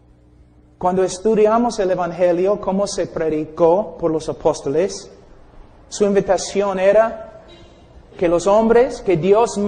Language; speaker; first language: Spanish; non-native, fluent; English